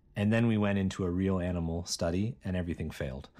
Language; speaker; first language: English; native; English